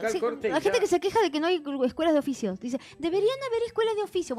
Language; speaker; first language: Spanish; native; Spanish